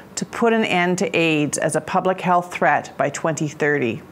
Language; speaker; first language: English; native; English